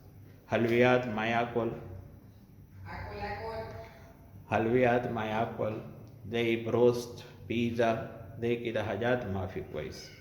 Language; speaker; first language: Arabic; non-native, learner; Urdu